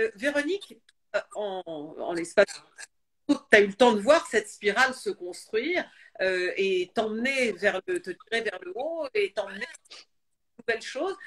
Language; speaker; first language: French; native; French